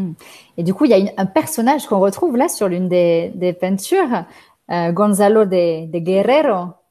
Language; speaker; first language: French; native; French